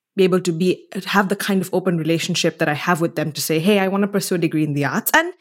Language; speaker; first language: English; native; English